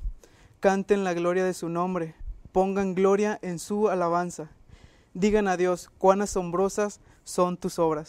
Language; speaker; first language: Spanish; native; Spanish